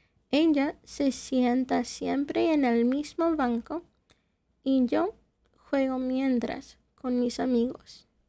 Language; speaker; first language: Spanish; non-native, fluent; English